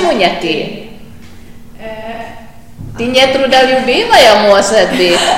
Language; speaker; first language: Russian; non-native, fluent; Hungarian